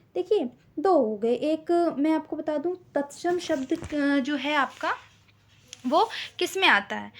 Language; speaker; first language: Hindi; native; Hindi